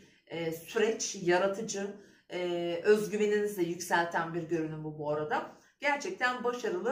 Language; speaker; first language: Turkish; native; Turkish